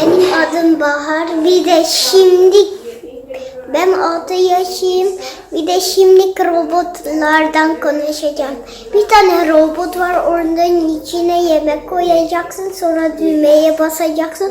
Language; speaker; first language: Turkish; early bilingual, heritage; Turkish